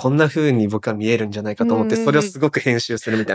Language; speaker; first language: Japanese; native; Japanese